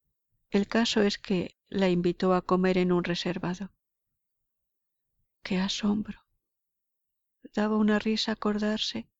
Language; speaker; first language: Spanish; native; Spanish